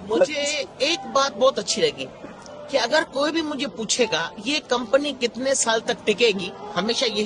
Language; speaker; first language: Hindi; native; Hindi